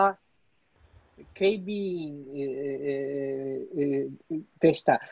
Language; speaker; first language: Japanese; non-native, learner; Polish